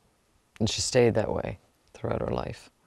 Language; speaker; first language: English; native; English